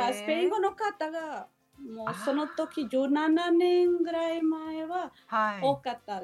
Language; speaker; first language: Japanese; non-native, learner; Spanish